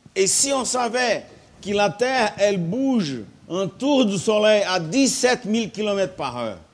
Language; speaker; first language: French; non-native, fluent; Portuguese